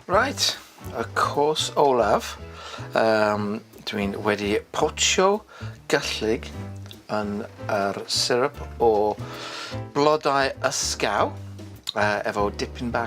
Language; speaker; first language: Welsh; non-native, learner; English